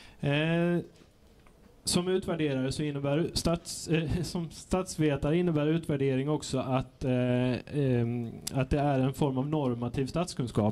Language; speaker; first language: Swedish; native; Swedish